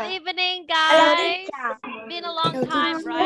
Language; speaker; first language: English; non-native, fluent; Vietnamese